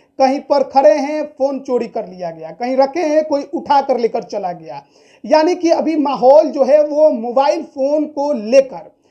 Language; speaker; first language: Hindi; native; Hindi